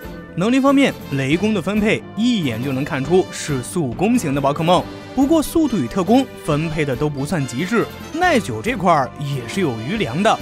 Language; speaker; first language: Chinese; native; Chinese